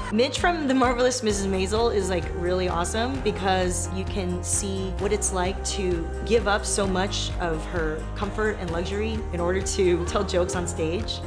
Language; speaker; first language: English; native; English